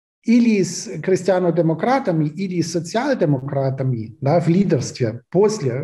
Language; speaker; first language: Russian; non-native, fluent; German